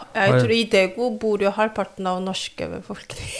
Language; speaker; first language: Norwegian; non-native, fluent; Korean